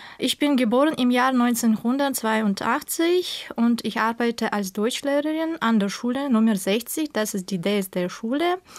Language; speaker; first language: German; non-native, fluent; Russian